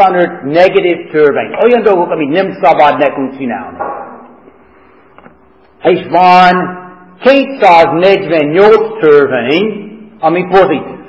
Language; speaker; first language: Hungarian; non-native, fluent; English